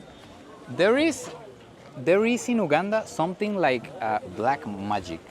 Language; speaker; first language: English; non-native, learner; Spanish